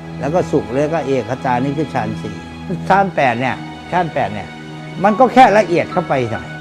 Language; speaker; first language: Thai; native; Thai